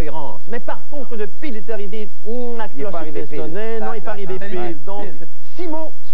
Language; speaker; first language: French; native; French